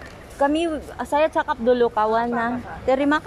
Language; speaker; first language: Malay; non-native, learner; Filipino